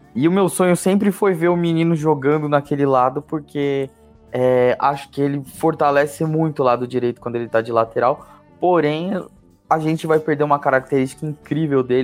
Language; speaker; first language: Portuguese; native; Portuguese